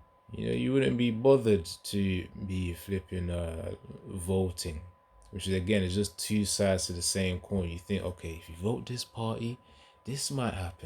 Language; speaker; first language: English; native; English